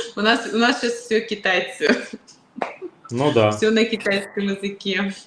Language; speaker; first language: Russian; native; Russian